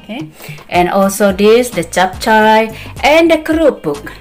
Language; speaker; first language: English; non-native, learner; Indonesian